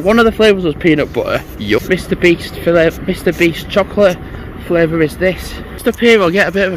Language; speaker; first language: English; native; English